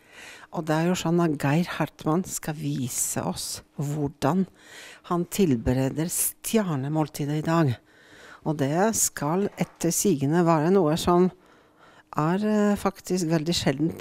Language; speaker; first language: Norwegian; native; Norwegian